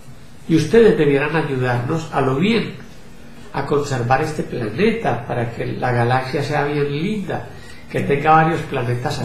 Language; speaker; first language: Spanish; native; Spanish